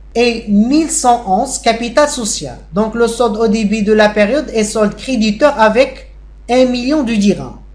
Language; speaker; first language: French; non-native, local second language; Arabic